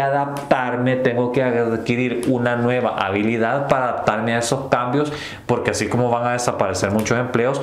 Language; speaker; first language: Spanish; native; Spanish